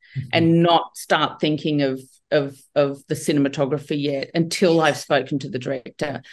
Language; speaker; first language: English; native; English